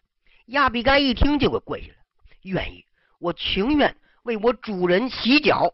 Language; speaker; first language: Chinese; native; Chinese